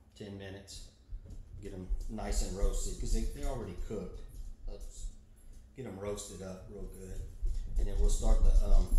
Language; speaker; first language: English; native; English